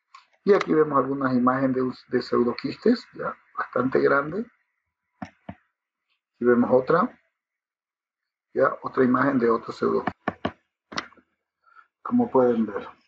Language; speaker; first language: Spanish; native; Spanish